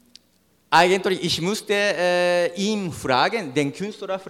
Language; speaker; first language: German; non-native, learner; Japanese